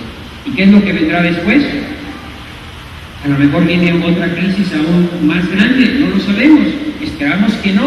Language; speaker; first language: Spanish; native; Spanish